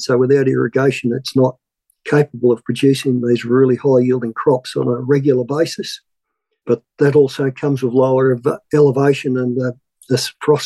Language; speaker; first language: English; native; English